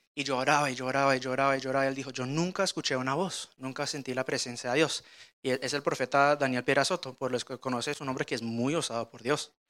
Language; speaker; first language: Spanish; early bilingual, heritage; Spanish